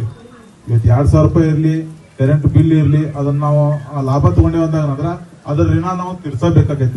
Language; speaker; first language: Kannada; native; Kannada